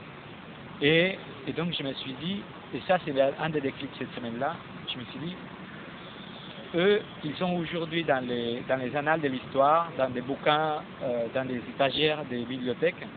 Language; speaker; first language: French; non-native, fluent; Spanish